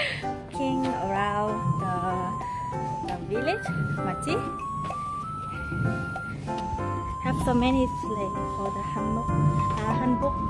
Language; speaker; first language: English; non-native, learner; Vietnamese